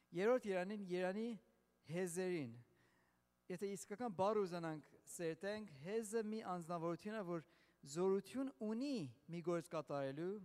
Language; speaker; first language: Armenian; native; Armenian